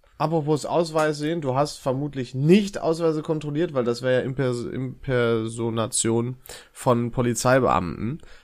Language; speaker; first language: German; native; German